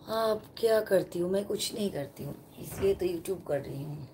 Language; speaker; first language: Hindi; non-native, local second language; Bangla